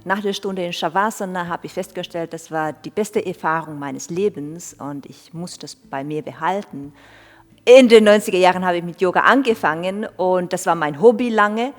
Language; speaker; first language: German; non-native, fluent; Finnish